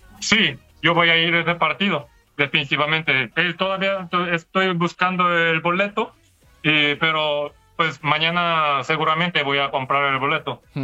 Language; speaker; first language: Spanish; non-native, fluent; Korean